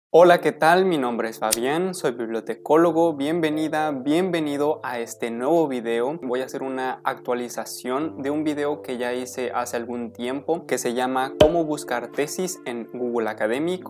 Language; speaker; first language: Spanish; native; Spanish